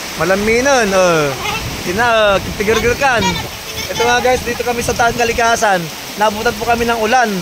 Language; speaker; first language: Filipino; non-native, local second language; Iloko